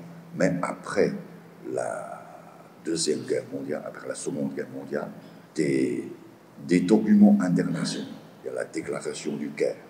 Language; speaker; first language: French; non-native, fluent; Chinese